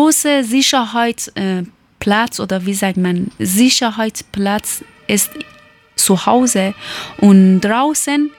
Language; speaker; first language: German; non-native, learner; Persian